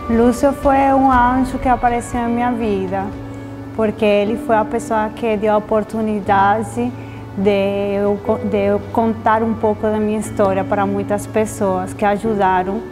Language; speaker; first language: Portuguese; non-native, fluent; Spanish